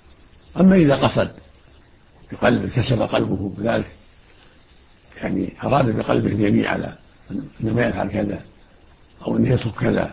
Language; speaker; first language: Arabic; native; Arabic